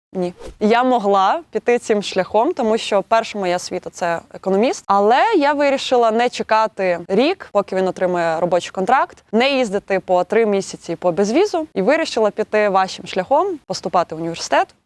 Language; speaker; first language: Ukrainian; native; Ukrainian